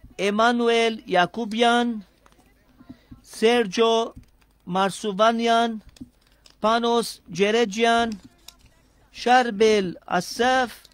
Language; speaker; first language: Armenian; early bilingual, heritage; Armenian